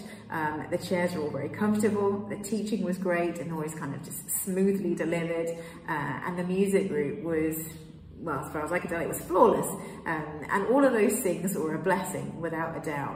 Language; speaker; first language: English; native; English